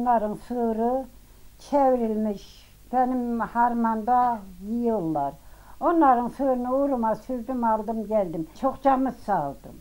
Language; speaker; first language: Turkish; native; Turkish